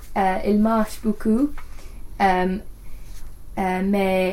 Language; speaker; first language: French; non-native, learner; English